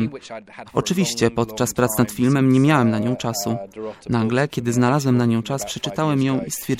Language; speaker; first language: Polish; native; Polish